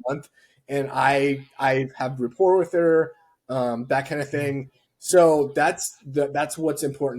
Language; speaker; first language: English; native; English